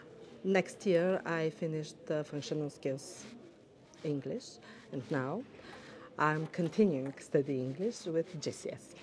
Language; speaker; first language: English; non-native, learner; Bulgarian